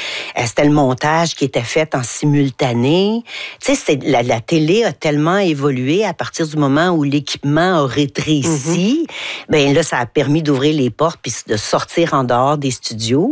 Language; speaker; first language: French; native; French